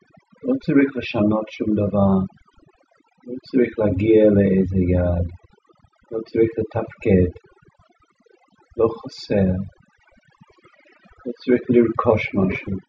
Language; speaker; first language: Hebrew; non-native, fluent; English